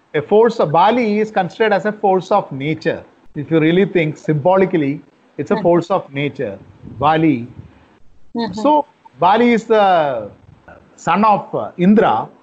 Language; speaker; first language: English; non-native, local second language; Malayalam